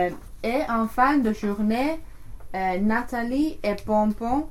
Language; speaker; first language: French; non-native, learner; English